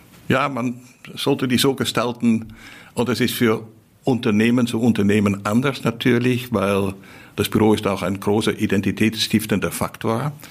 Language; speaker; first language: German; non-native, fluent; Dutch